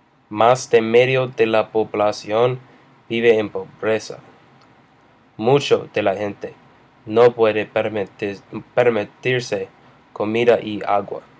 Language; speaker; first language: Spanish; non-native, learner; English